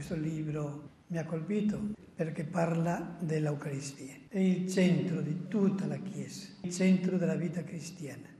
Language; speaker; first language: Italian; non-native, fluent; Spanish